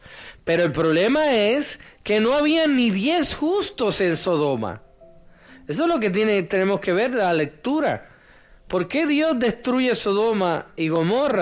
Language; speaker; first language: Spanish; native; Spanish